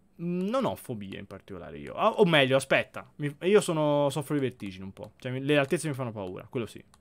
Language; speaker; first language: Italian; native; Italian